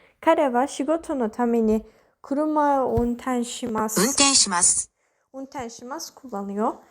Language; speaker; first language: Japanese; non-native, learner; Turkish